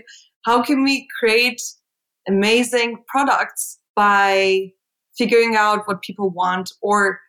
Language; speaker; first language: English; non-native, fluent; Turkish